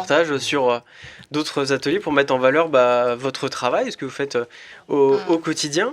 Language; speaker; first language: French; native; French